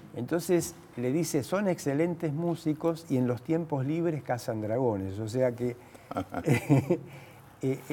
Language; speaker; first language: Spanish; native; Spanish